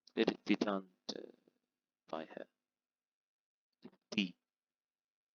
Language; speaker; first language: English; non-native, fluent; Indonesian